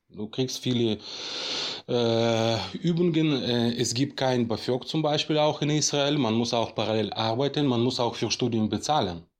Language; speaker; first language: German; non-native, fluent; Russian